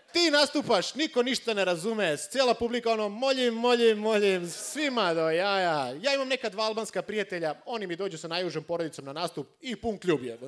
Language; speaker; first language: Croatian; non-native, fluent; Macedonian